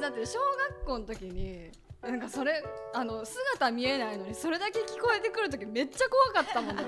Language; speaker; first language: Japanese; native; Japanese